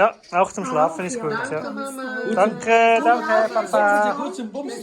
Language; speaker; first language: German; non-native, learner; Thai